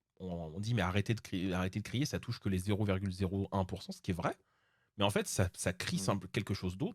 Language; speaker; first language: French; native; French